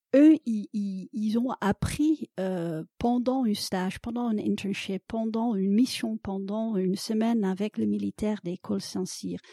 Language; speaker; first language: French; non-native, fluent; Dutch